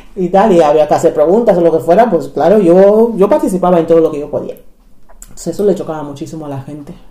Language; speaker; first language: Spanish; non-native, fluent; English